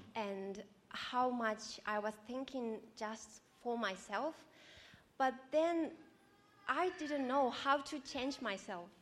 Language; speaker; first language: English; non-native, fluent; Japanese